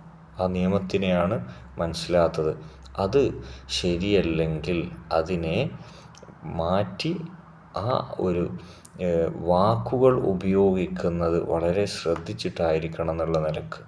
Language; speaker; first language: Malayalam; native; Malayalam